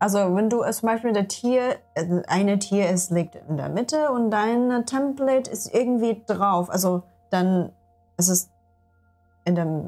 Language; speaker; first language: German; non-native, learner; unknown